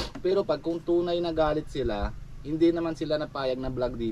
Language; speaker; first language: Filipino; non-native, fluent; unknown